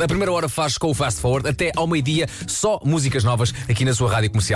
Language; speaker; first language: Portuguese; native; Portuguese